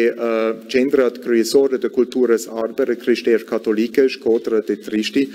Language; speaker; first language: Albanian; non-native, fluent; German